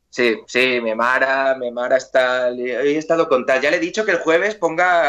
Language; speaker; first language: Spanish; non-native, local second language; Catalan